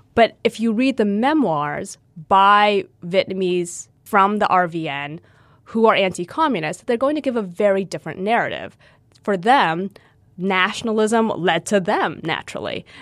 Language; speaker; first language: English; native; English